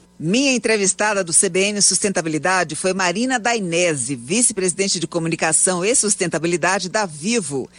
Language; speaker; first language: Portuguese; native; Portuguese